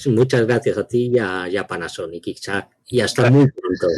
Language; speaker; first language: Spanish; native; Spanish